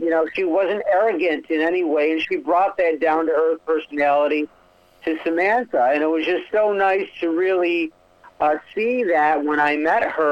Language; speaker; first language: English; native; English